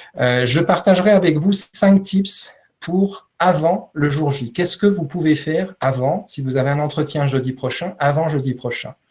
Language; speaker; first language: French; native; French